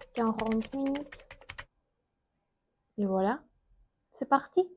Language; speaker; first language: French; non-native, learner; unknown